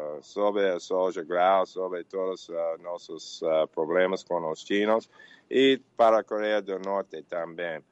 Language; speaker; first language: Portuguese; non-native, learner; English